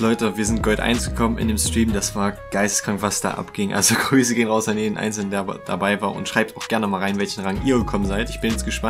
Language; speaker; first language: German; native; German